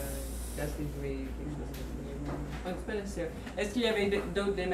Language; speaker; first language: French; non-native, fluent; English